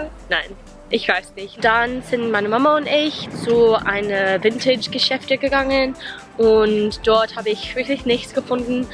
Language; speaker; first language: German; non-native, learner; English